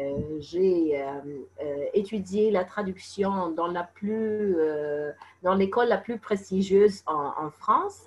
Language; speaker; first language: French; non-native, fluent; Arabic